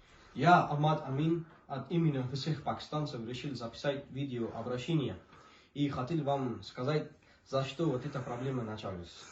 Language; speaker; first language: Russian; non-native, learner; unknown